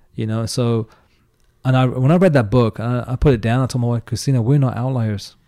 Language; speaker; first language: English; native; English